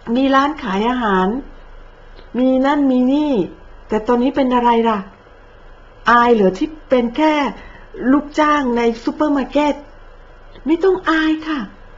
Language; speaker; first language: Thai; native; Thai